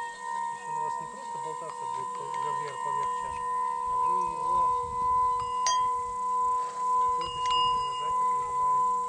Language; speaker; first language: Russian; native; Russian